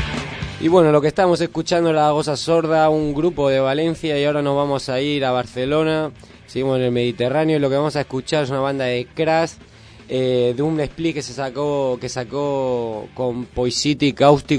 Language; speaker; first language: Spanish; native; Spanish